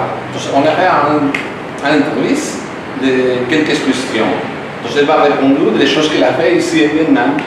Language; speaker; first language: French; non-native, learner; Spanish